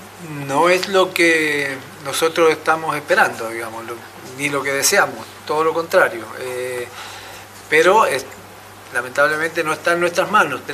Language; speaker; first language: Spanish; native; Spanish